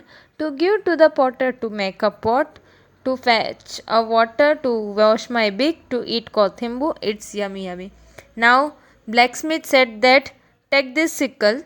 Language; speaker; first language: English; non-native, local second language; Gujarati